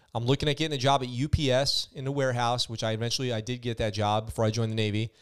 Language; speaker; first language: English; native; English